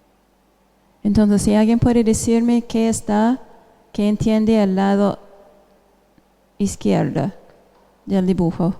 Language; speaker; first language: Spanish; non-native, fluent; English